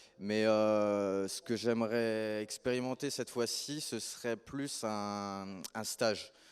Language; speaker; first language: French; native; French